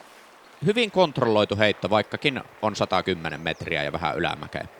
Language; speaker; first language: Finnish; native; Finnish